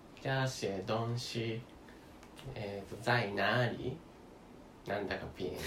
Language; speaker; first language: Chinese; non-native, learner; Korean